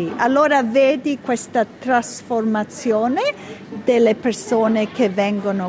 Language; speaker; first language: Italian; early bilingual, heritage; Italian